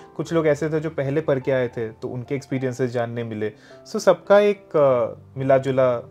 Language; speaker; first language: Hindi; non-native, local second language; Bangla